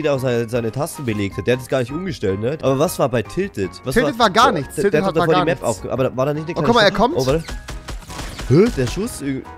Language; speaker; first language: German; native; German